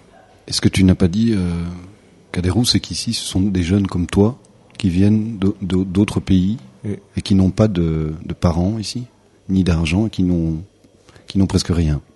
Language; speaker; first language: French; native; French